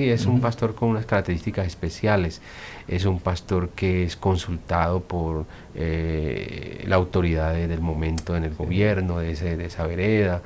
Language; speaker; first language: Spanish; native; Spanish